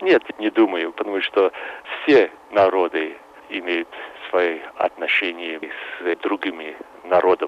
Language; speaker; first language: Russian; non-native, fluent; English